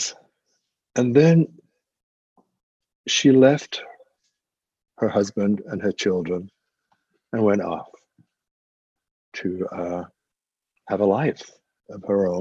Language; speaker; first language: English; native; English